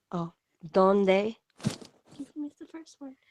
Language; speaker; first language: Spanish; non-native, learner; English